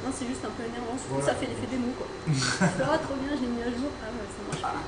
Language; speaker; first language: French; native; French